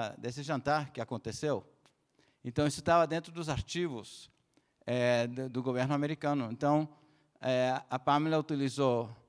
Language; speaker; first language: Portuguese; non-native, fluent; Spanish